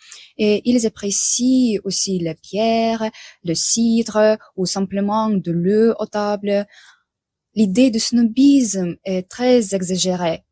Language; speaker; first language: French; non-native, fluent; Russian